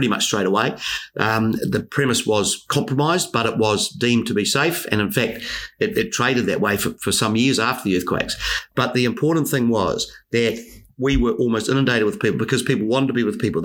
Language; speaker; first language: English; native; English